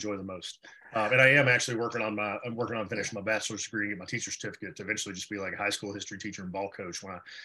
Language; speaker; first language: English; native; English